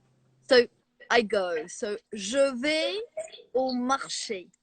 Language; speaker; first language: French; non-native, fluent; English